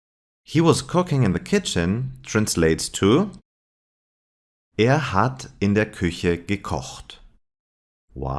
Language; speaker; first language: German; non-native, fluent; English